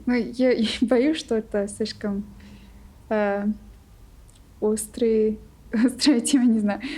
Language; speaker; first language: Russian; non-native, fluent; English